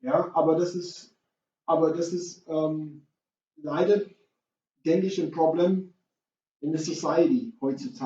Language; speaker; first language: German; non-native, fluent; English